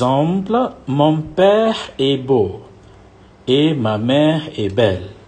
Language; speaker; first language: French; non-native, fluent; Malay